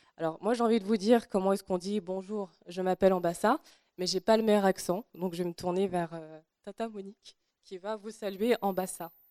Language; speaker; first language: French; native; French